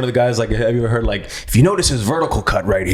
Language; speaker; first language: English; native; English